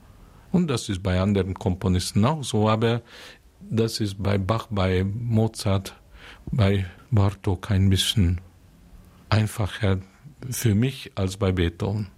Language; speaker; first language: German; non-native, fluent; Hungarian